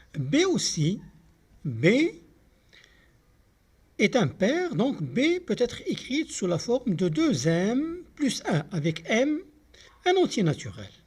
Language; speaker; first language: French; non-native, local second language; Arabic